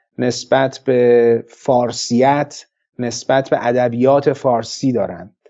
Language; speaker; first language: Persian; non-native, local second language; Central Kurdish